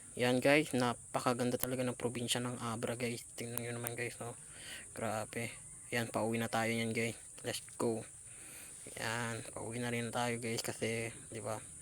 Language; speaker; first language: Filipino; non-native, local second language; Iloko